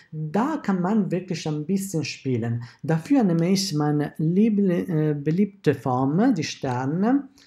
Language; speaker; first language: German; non-native, fluent; Italian